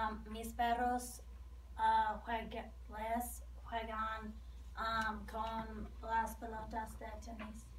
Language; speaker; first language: Spanish; non-native, learner; English